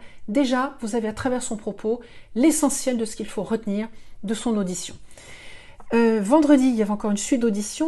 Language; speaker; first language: French; native; French